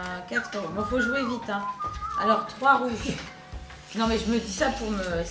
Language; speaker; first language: French; native; French